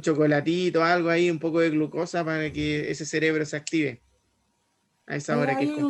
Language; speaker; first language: Spanish; native; Spanish